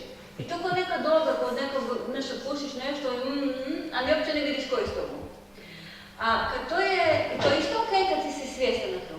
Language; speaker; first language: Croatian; non-native, learner; Hebrew